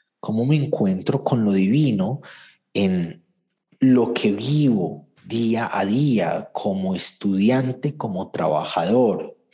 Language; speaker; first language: Spanish; native; Spanish